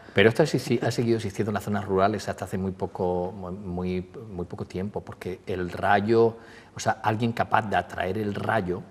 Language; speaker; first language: Spanish; native; Spanish